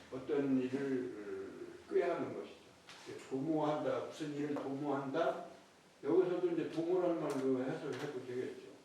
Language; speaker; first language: Korean; native; Korean